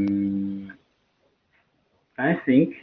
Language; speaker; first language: English; non-native, learner; Chinese